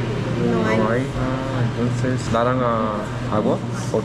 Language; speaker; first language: Spanish; non-native, learner; Korean